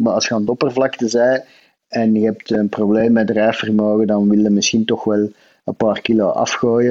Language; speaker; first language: Dutch; native; Dutch